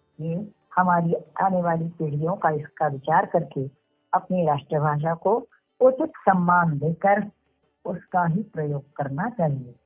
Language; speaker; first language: Hindi; non-native, local second language; Marathi